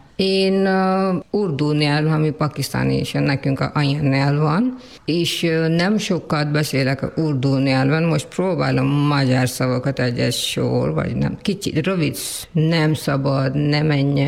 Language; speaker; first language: Hungarian; non-native, learner; Urdu